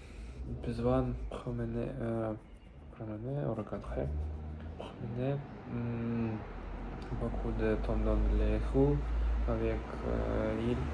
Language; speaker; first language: French; non-native, learner; Russian